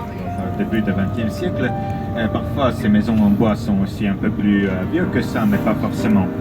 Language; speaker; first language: French; non-native, fluent; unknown